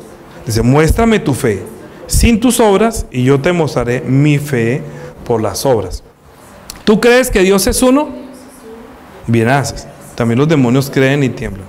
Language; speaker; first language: Spanish; native; Spanish